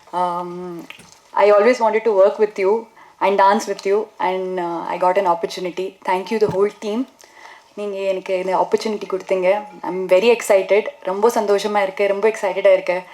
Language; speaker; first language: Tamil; non-native, learner; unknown